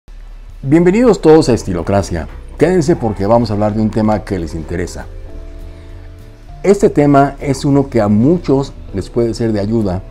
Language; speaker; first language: Spanish; native; Spanish